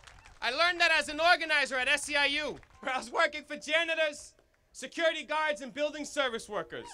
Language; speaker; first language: English; native; English